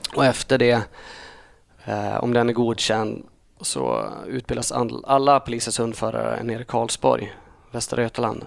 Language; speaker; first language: Swedish; native; Swedish